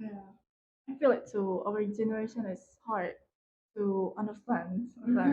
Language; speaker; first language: English; non-native, learner; Indonesian